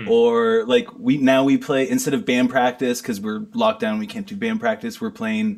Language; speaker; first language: English; native; English